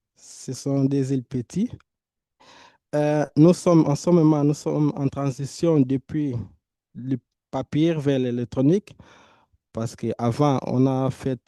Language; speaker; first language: French; non-native, fluent; Portuguese